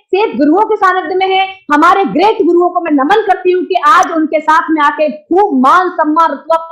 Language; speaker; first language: Hindi; native; Hindi